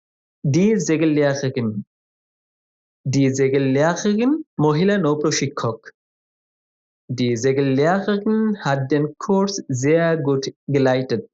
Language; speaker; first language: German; non-native, fluent; Bangla